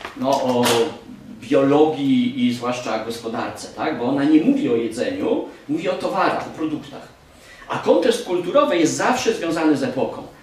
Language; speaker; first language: Polish; native; Polish